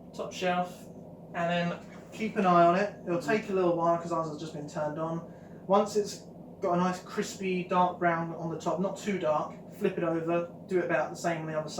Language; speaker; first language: English; native; English